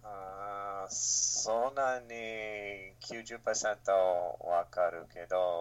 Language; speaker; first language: Japanese; non-native, learner; English